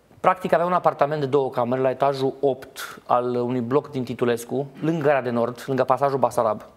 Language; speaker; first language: Romanian; native; Romanian